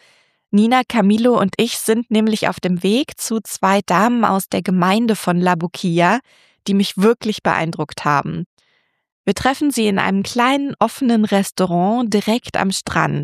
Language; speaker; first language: German; native; German